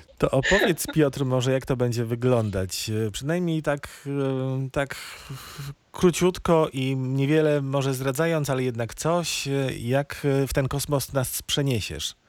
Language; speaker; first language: Polish; native; Polish